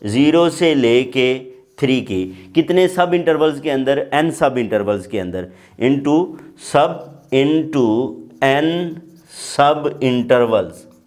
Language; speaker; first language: Urdu; non-native, local second language; Punjabi